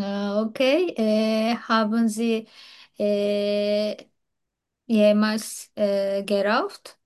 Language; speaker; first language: German; non-native, learner; Turkish